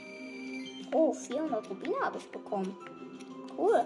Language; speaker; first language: German; native; German